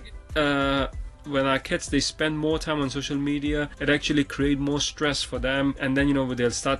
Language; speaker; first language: English; non-native, local second language; Cantonese